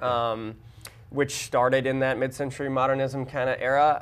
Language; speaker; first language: English; native; English